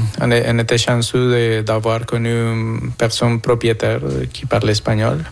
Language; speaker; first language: French; non-native, fluent; Spanish